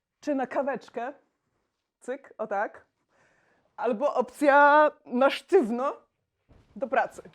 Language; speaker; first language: Polish; native; Polish